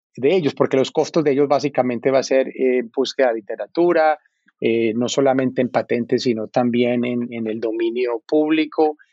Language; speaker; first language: Spanish; native; Spanish